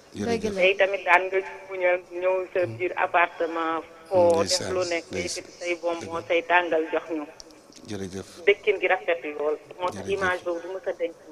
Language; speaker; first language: Wolof; native; Wolof